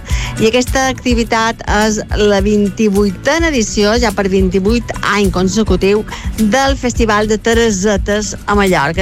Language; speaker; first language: Catalan; native; Catalan